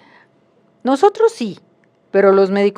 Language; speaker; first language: Spanish; native; Spanish